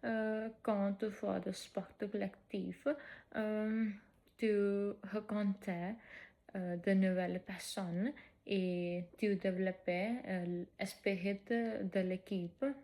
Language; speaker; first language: French; non-native, fluent; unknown